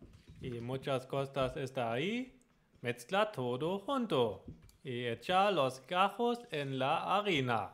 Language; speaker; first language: Spanish; non-native, learner; German